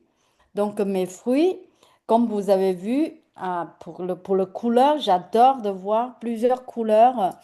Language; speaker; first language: French; non-native, fluent; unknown